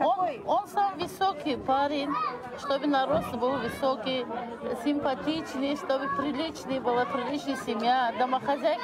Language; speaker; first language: Russian; non-native, learner; Tajik